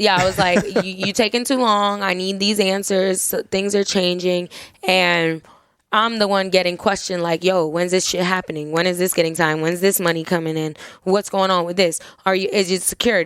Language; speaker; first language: English; native; English